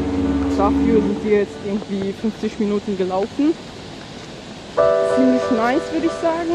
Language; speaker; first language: German; native; German